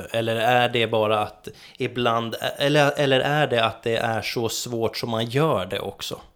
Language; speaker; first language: Swedish; native; Swedish